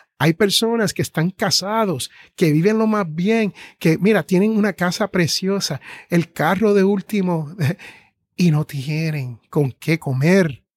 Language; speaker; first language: Spanish; native; Spanish